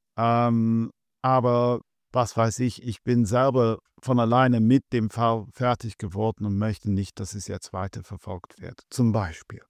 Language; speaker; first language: German; non-native, fluent; English